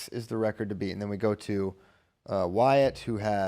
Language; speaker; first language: English; native; English